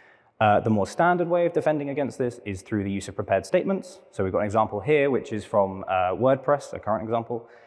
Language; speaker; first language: English; native; English